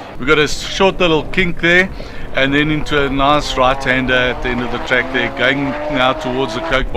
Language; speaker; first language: English; native; English